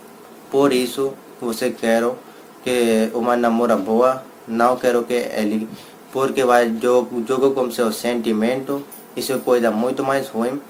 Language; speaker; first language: Portuguese; non-native, learner; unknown